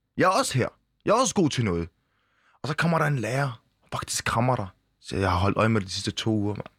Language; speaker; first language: Danish; early bilingual, other home language; Arabic